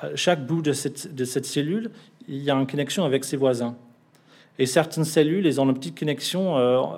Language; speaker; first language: French; non-native, fluent; English